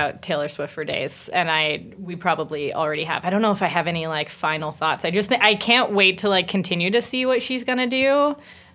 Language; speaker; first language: English; native; English